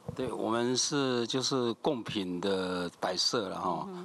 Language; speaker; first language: Chinese; native; Chinese